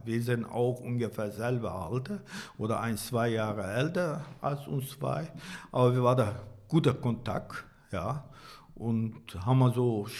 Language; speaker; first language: German; non-native, learner; Turkish